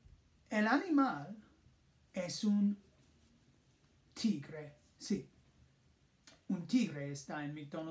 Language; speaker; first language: Spanish; non-native, fluent; English